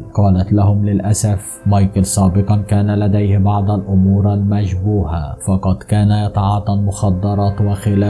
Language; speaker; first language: Arabic; native; Arabic